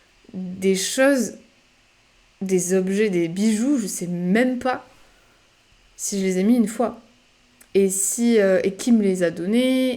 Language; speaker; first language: French; native; French